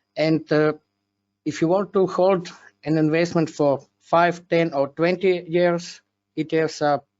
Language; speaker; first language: English; non-native, fluent; Slovenian